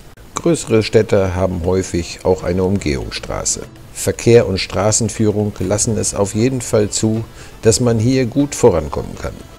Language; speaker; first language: German; native; German